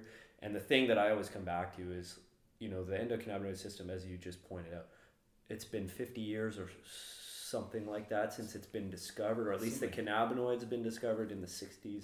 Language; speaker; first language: English; native; English